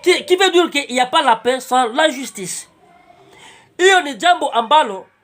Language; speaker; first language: French; non-native, local second language; Swahili